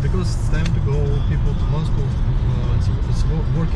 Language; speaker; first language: English; non-native, learner; Russian